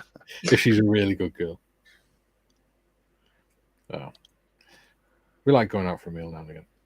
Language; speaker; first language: English; native; English